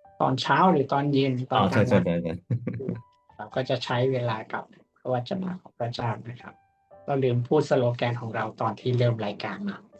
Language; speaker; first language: Thai; native; Thai